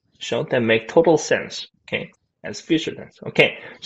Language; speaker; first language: English; non-native, fluent; Korean